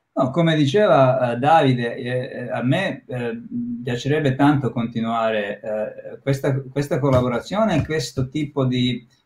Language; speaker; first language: Italian; non-native, fluent; Croatian